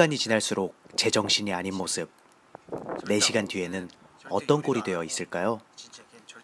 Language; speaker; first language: Korean; native; Korean